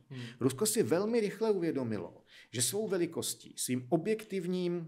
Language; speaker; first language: Czech; native; Czech